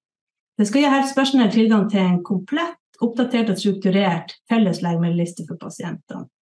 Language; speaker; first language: Norwegian; native; Norwegian